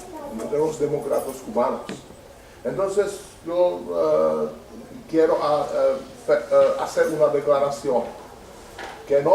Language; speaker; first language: Spanish; non-native, learner; Czech